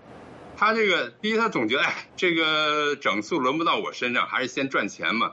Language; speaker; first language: Chinese; native; Chinese